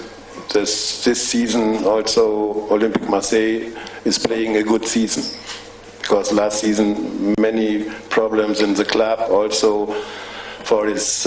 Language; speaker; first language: English; non-native, fluent; German